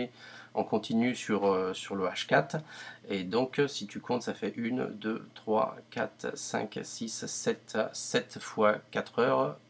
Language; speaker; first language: French; native; French